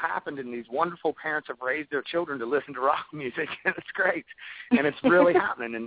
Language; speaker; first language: English; native; English